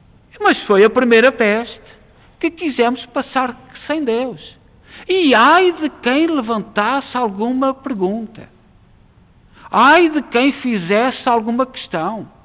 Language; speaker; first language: Portuguese; native; Portuguese